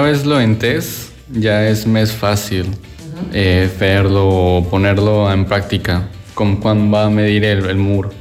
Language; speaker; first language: Catalan; non-native, learner; Spanish